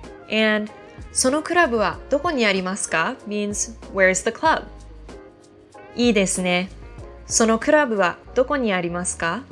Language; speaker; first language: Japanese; non-native, fluent; English